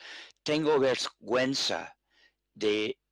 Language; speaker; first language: Spanish; non-native, fluent; English